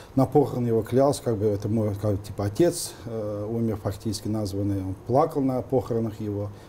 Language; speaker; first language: Russian; non-native, local second language; Uzbek